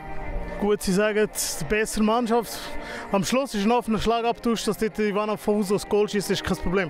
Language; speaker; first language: German; native; German